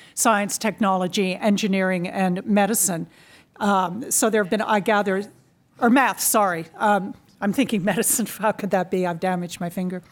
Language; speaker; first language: English; native; English